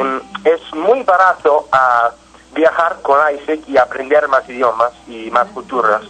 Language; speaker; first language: Spanish; non-native, learner; English